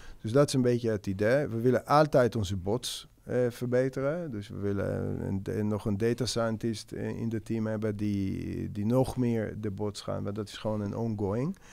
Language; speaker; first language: Dutch; non-native, fluent; Hebrew